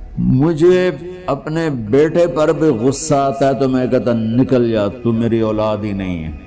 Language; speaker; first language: Urdu; non-native, local second language; Punjabi